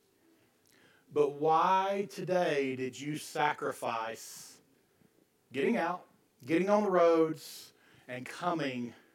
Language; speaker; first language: English; native; English